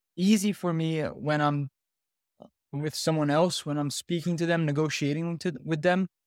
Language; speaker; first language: English; non-native, fluent; Portuguese